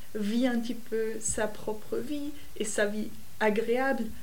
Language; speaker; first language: French; non-native, fluent; German